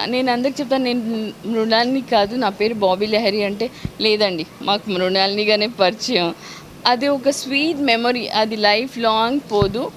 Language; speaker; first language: Telugu; non-native, local second language; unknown